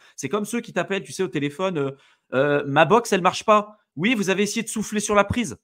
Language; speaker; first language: French; native; French